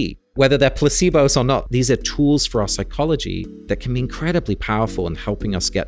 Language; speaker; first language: English; native; English